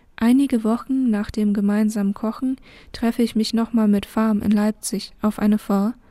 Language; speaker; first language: German; early bilingual, other home language; Vietnamese